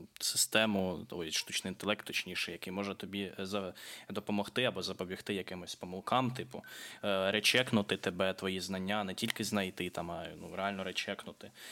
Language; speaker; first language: Ukrainian; non-native, local second language; Russian